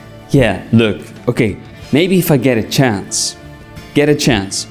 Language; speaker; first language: English; non-native, fluent; Russian